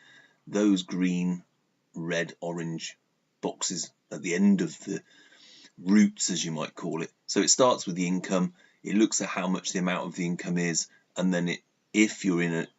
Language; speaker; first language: English; native; English